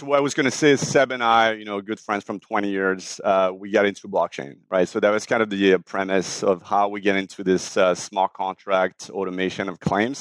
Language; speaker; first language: English; non-native, fluent; French